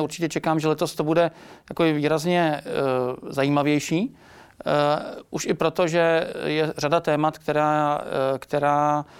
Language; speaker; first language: Czech; native; Czech